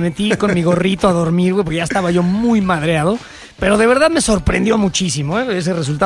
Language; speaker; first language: Spanish; native; Spanish